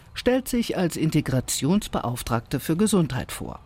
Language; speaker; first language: German; native; German